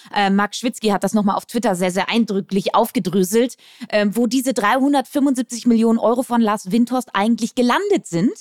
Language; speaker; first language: German; native; German